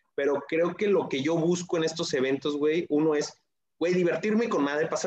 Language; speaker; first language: Spanish; native; Spanish